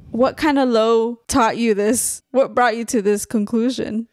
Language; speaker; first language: English; early bilingual, other home language; Spanish